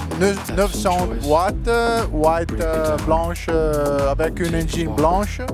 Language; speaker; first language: French; non-native, learner; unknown